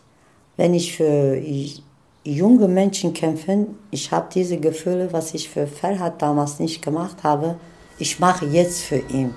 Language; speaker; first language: German; non-native, fluent; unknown